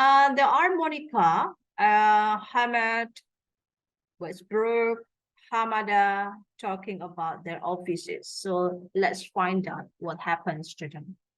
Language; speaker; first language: English; non-native, fluent; Indonesian